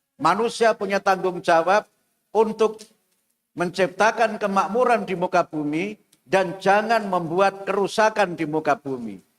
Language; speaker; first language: Indonesian; non-native, local second language; Javanese